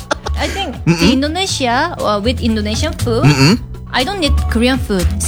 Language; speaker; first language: English; non-native, learner; Korean